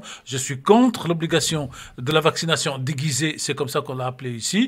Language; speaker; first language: French; native; French